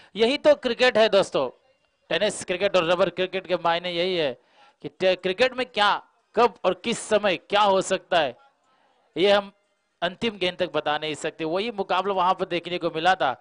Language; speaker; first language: Hindi; non-native, local second language; Marathi